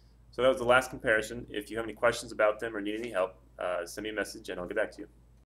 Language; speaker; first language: English; native; English